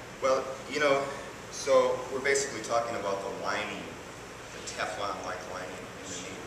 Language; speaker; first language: English; native; English